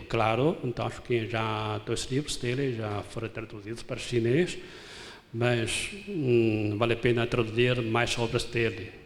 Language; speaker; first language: Portuguese; non-native, fluent; Chinese